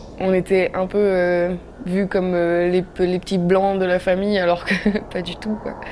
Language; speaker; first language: French; native; French